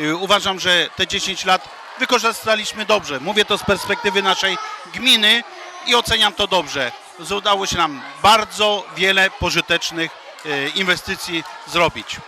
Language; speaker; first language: Polish; native; Polish